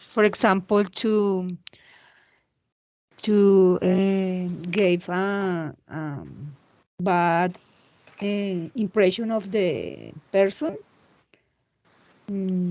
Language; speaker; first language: English; non-native, learner; Spanish